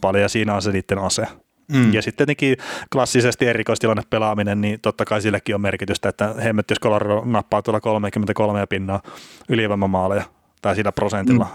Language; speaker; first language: Finnish; native; Finnish